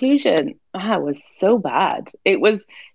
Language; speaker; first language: English; native; English